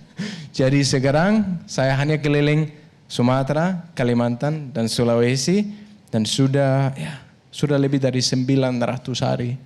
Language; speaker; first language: Indonesian; non-native, fluent; Danish